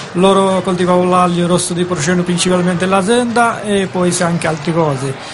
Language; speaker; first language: Italian; non-native, learner; Bangla